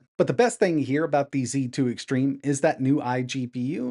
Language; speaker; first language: English; native; English